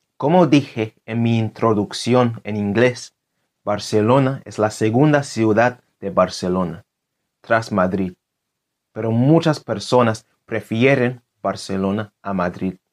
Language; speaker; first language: Spanish; non-native, fluent; English